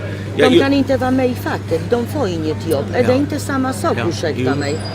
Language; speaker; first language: Swedish; non-native, fluent; Polish